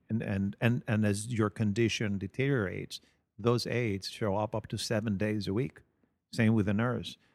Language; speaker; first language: English; non-native, fluent; Spanish